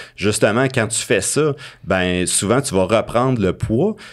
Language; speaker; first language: French; native; French